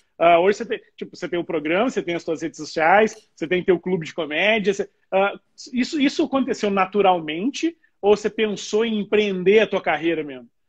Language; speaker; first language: Portuguese; native; Portuguese